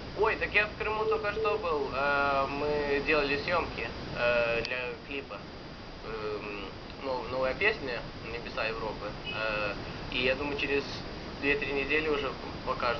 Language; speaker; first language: Russian; early bilingual, heritage; Russian